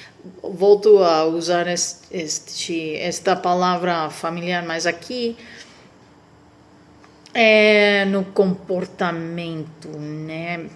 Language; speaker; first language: Portuguese; non-native, fluent; Spanish